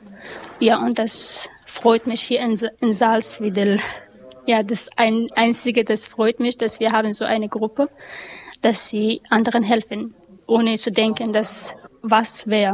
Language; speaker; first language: German; non-native, learner; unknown